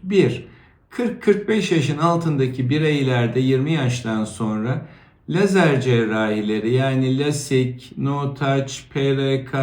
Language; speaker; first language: Turkish; native; Turkish